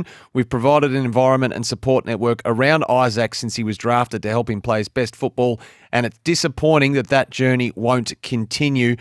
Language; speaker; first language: English; native; English